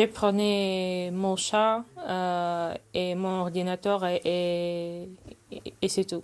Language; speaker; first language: French; non-native, learner; Ukrainian